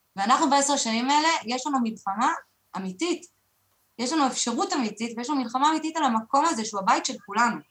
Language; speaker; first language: Hebrew; native; Hebrew